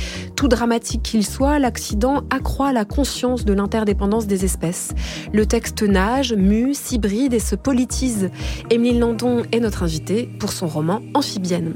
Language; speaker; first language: French; native; French